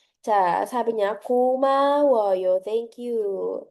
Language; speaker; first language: Korean; non-native, fluent; Filipino